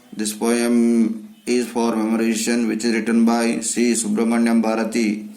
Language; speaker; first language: English; non-native, local second language; Kannada